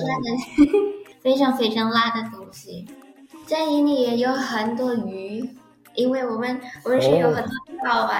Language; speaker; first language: Chinese; early bilingual, heritage; Indonesian